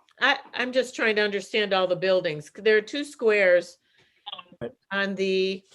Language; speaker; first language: English; native; English